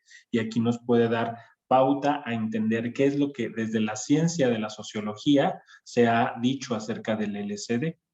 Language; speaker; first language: Spanish; native; Spanish